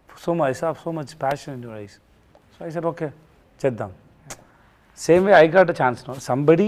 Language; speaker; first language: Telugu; non-native, learner; Tamil